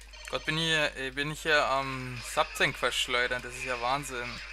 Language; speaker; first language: German; native; German